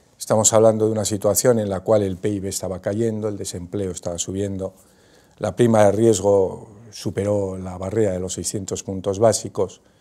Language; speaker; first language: Spanish; native; Spanish